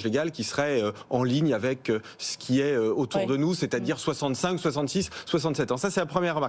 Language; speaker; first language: French; native; French